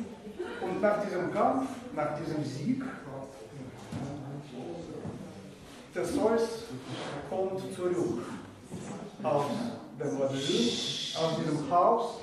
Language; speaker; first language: German; non-native, fluent; Russian